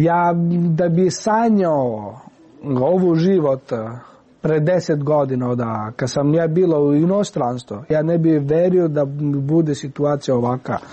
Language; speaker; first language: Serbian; non-native, local second language; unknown